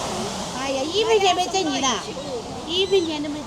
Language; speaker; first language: Chinese; native; Chinese